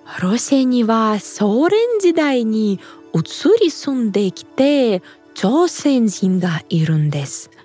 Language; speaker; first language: Japanese; non-native, fluent; Russian